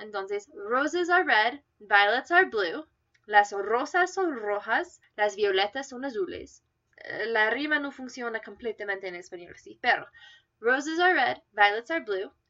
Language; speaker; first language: Spanish; non-native, fluent; English